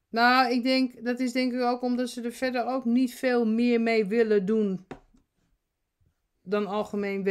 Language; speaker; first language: Dutch; native; Dutch